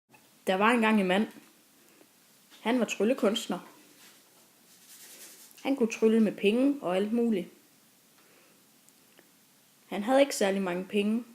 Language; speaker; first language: Danish; native; Danish